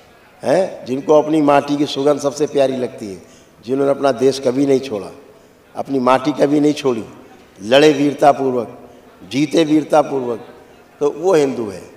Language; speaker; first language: Hindi; native; Hindi